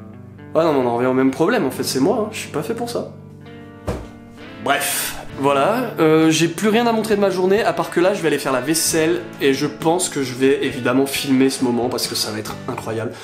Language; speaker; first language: French; native; French